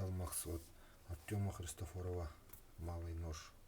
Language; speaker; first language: Russian; native; Russian